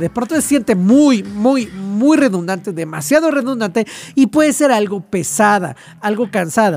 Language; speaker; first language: Spanish; native; Spanish